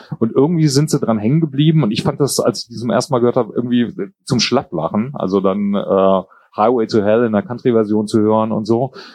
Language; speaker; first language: German; native; German